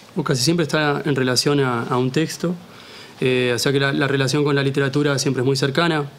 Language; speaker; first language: Spanish; native; Spanish